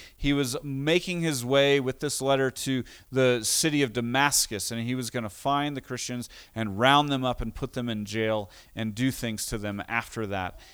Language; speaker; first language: English; native; English